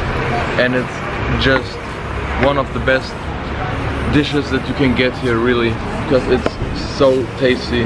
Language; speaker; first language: English; non-native, learner; Bosnian